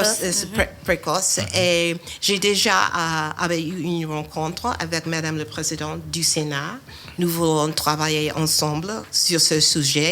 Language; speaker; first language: French; non-native, fluent; English